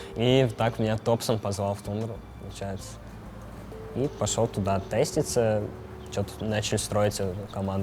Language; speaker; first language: Russian; native; Russian